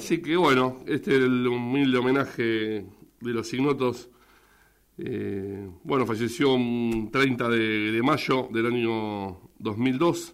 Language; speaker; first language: Spanish; native; Spanish